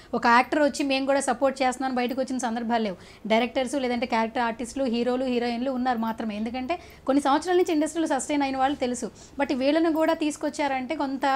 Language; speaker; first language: Telugu; native; Telugu